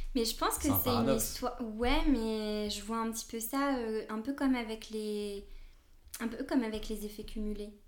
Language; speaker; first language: French; native; French